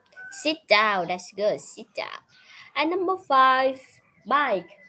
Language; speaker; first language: English; non-native, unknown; Vietnamese